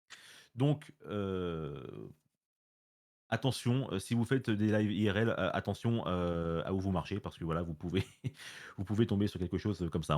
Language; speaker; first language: French; native; French